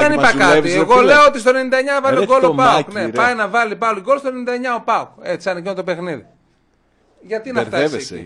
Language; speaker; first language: Greek; native; Greek